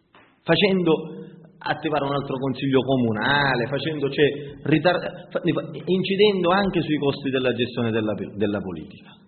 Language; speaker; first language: Italian; native; Italian